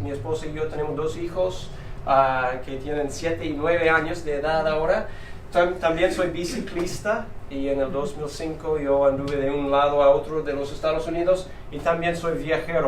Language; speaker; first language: Spanish; non-native, fluent; English